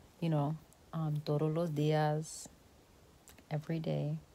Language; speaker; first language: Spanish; non-native, learner; English